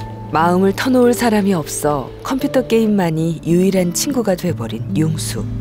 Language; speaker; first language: Korean; native; Korean